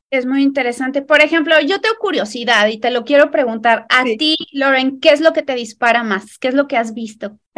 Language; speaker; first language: Spanish; native; Spanish